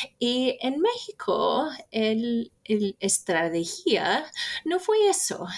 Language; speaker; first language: Spanish; non-native, fluent; English